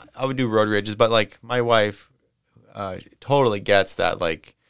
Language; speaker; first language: English; native; English